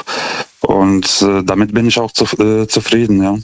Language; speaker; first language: German; non-native, fluent; Lithuanian